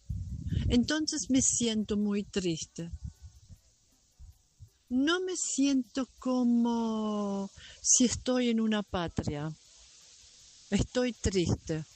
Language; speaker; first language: Spanish; non-native, local second language; German